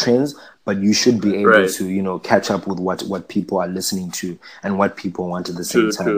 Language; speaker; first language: English; non-native, local second language; Shona